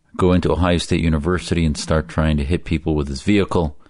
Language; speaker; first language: English; early bilingual, other home language; Arabic